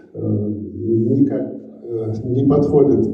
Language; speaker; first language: Russian; non-native, local second language; Kazakh